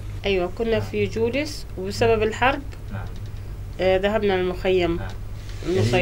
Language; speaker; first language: Arabic; native; Arabic